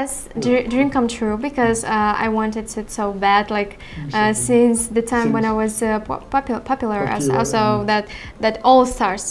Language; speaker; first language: English; non-native, learner; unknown